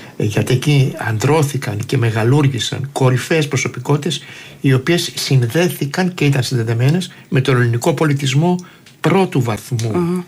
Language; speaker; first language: Greek; native; Greek